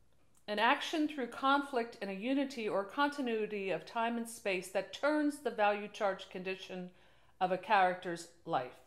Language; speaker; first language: English; native; English